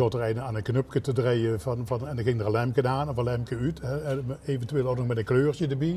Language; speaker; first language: Dutch; native; Dutch